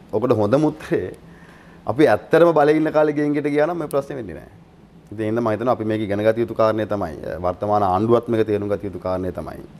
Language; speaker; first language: Sinhala; native; Sinhala